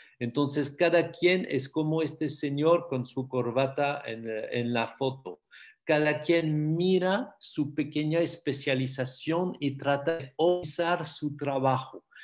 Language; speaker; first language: Spanish; non-native, fluent; French